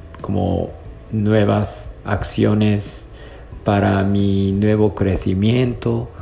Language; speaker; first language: Spanish; non-native, fluent; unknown